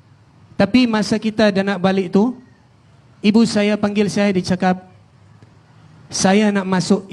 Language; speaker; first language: Indonesian; non-native, fluent; Filipino